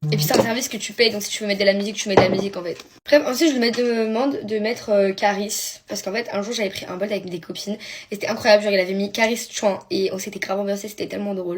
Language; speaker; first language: French; native; French